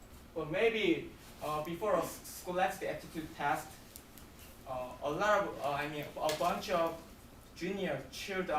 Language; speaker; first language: English; non-native, learner; Korean